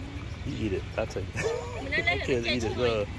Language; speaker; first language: English; native; English